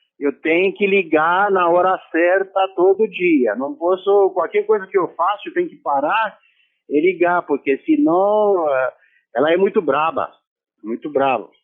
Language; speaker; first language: Portuguese; non-native, fluent; Romanian